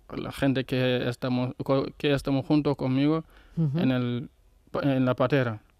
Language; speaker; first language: Spanish; non-native, learner; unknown